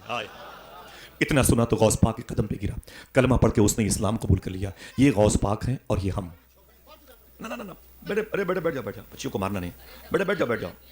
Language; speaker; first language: Urdu; native; Urdu